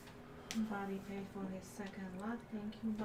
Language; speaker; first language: English; native; English